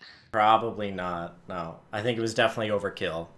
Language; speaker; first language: English; native; English